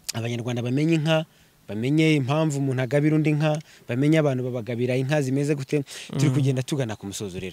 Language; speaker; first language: Kinyarwanda; native; Kinyarwanda